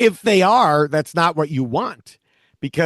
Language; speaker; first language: English; native; English